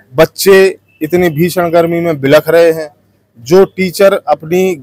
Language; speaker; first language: Hindi; native; Hindi